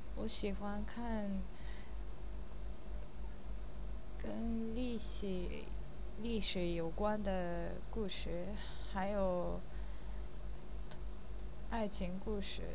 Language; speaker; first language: Chinese; non-native, learner; Japanese